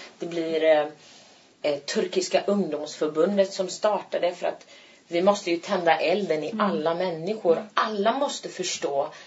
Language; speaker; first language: Swedish; early bilingual, other home language; Turkish